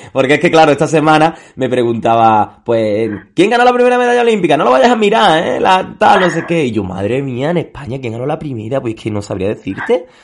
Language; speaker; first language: Spanish; native; Spanish